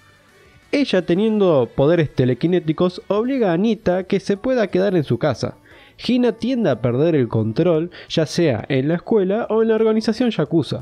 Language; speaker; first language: Spanish; native; Spanish